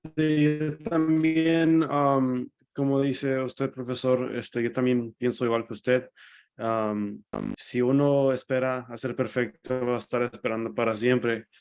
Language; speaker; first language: Spanish; early bilingual, other home language; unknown